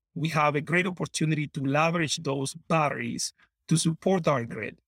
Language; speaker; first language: English; non-native, fluent; Spanish